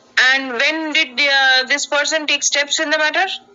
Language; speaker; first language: English; non-native, local second language; Bangla